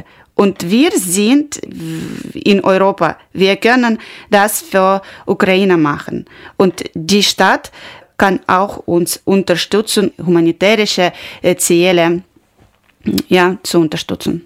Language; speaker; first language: German; non-native, learner; Ukrainian